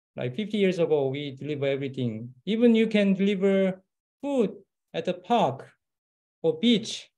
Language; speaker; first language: English; non-native, learner; Korean